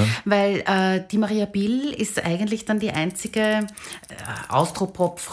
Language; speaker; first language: German; native; German